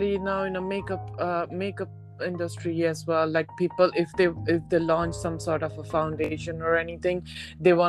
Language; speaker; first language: English; non-native, local second language; Hindi